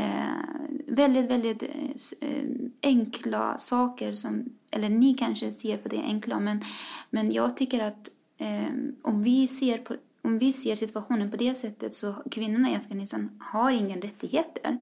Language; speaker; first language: Swedish; non-native, fluent; Persian